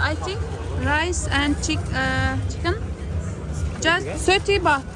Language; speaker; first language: English; non-native, learner; Turkmen